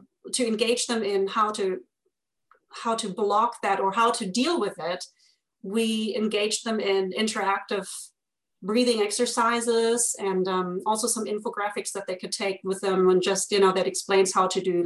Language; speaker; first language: English; non-native, fluent; German